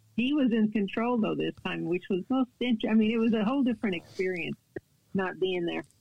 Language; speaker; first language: English; native; English